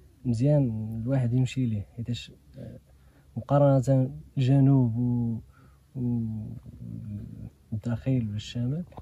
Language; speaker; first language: Arabic; native; Arabic